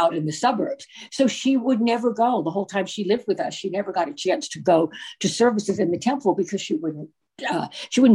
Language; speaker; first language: English; native; English